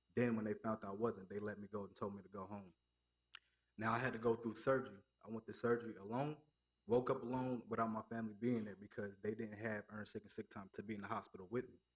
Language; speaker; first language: English; native; English